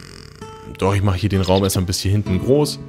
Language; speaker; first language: German; native; German